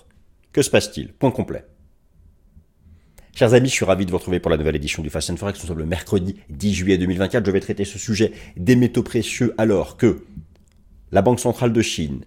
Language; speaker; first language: French; native; French